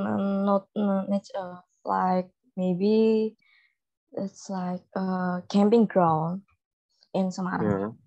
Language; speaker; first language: English; non-native, fluent; Indonesian